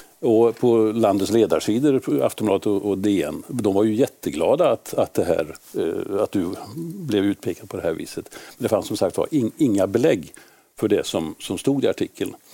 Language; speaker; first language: Swedish; native; Swedish